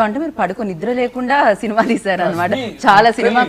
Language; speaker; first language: Telugu; native; Telugu